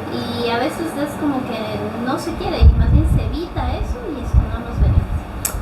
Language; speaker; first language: Spanish; native; Spanish